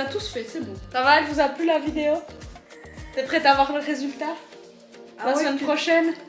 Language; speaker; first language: French; native; French